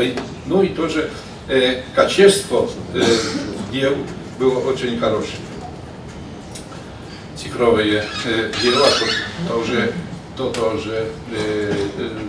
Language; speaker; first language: Russian; non-native, learner; Polish